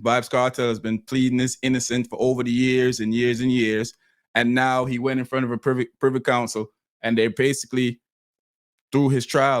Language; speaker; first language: English; native; English